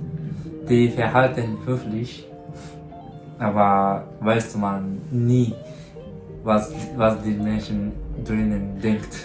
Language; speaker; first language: German; non-native, learner; Japanese